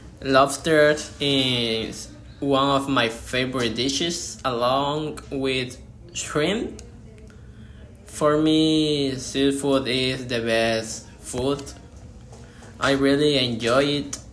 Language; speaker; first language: English; non-native, learner; Spanish